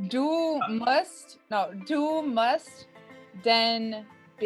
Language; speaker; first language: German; non-native, learner; English